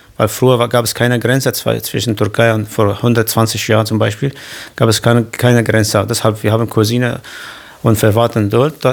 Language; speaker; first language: German; non-native, learner; Kurdish